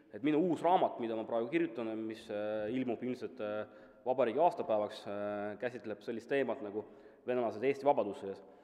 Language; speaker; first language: Estonian; non-native, local second language; Russian